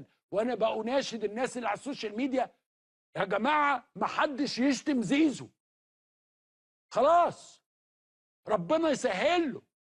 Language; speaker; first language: Arabic; native; Arabic